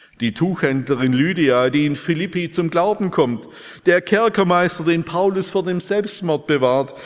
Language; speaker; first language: German; native; German